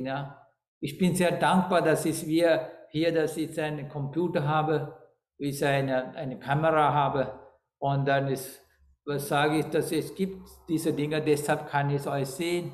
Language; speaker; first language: German; non-native, fluent; Sinhala